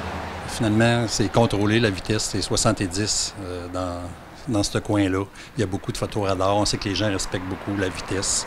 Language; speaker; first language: French; native; French